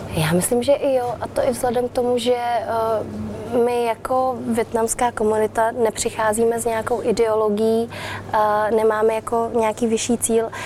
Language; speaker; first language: Czech; early bilingual, other home language; Vietnamese